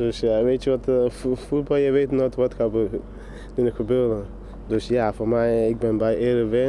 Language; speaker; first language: Dutch; non-native, fluent; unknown